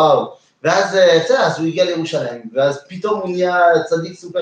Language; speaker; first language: Hebrew; non-native, fluent; French